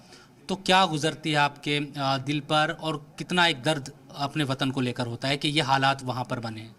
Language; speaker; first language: Hindi; native; Hindi